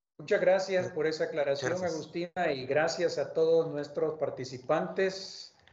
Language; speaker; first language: Spanish; native; Spanish